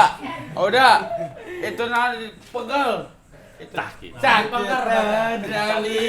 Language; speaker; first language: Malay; non-native, local second language; Sundanese